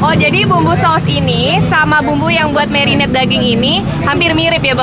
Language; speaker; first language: Indonesian; native; Indonesian